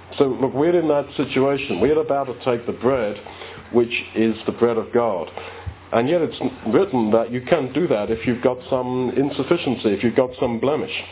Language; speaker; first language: English; native; English